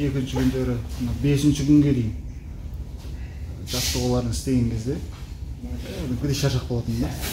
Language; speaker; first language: Kazakh; native; Kazakh